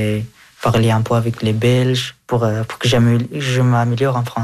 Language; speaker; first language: French; early bilingual, other home language; Persian